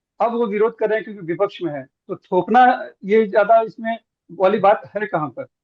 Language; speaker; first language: Hindi; native; Hindi